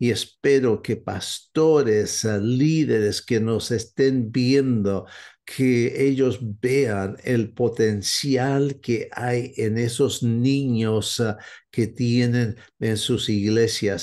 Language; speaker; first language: Spanish; non-native, fluent; English